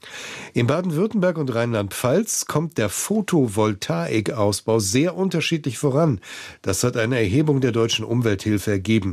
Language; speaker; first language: German; native; German